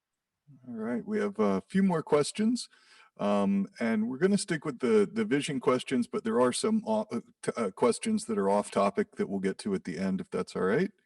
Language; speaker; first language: English; native; English